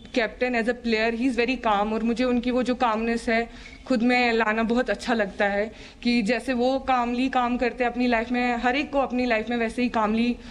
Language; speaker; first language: Hindi; native; Hindi